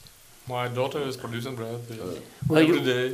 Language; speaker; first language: English; non-native, learner; Ukrainian